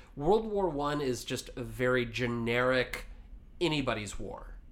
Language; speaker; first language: English; native; English